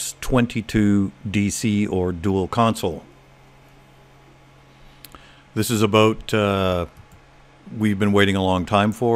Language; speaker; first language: English; native; English